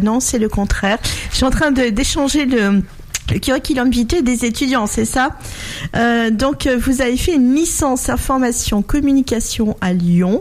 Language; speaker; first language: French; native; French